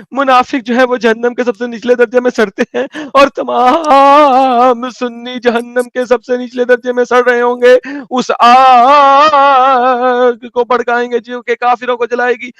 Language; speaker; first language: Urdu; native; Urdu